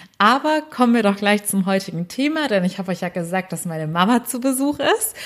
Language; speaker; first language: German; early bilingual, other home language; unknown